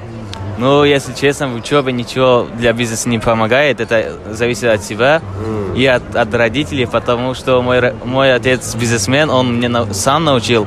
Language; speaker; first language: Russian; non-native, learner; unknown